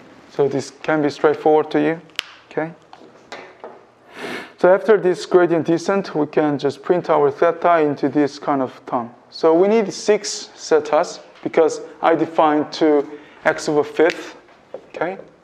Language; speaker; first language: English; non-native, fluent; Korean